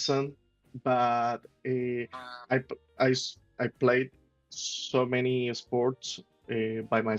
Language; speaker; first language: English; non-native, learner; Spanish